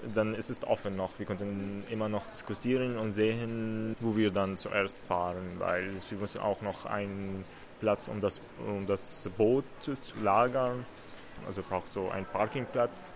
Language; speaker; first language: German; non-native, learner; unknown